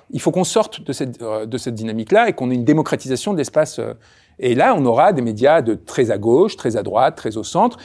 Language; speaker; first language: French; early bilingual, other home language; Spanish